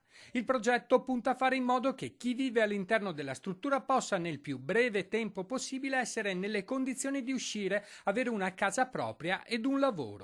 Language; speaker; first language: Italian; native; Italian